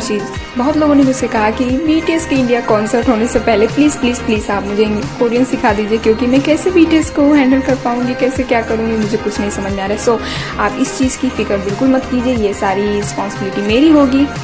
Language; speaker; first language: Hindi; native; Hindi